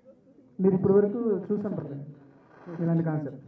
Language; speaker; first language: Telugu; native; Telugu